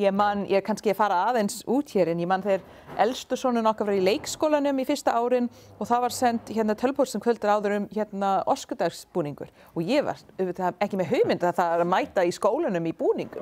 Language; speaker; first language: Icelandic; non-native, fluent; English